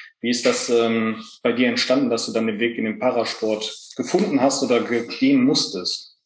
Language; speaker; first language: German; native; German